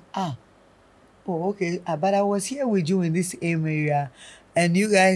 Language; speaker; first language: English; non-native, local second language; Akan